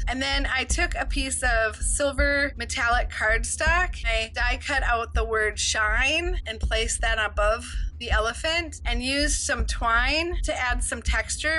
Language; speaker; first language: English; native; English